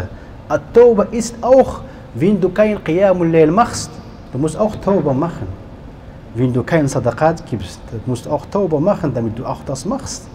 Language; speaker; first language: German; non-native, learner; Arabic